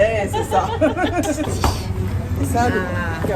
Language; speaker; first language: French; non-native, local second language; Arabic